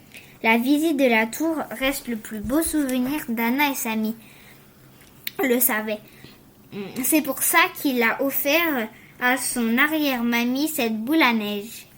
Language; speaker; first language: French; native; French